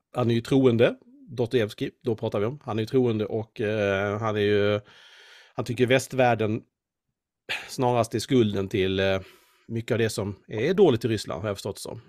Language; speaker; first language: Swedish; native; Swedish